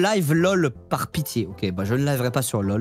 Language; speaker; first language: French; native; French